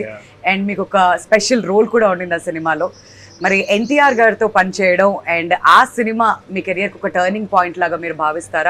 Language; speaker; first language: Telugu; native; Telugu